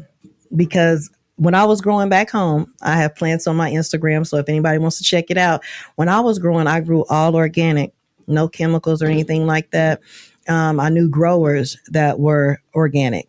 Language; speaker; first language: English; native; English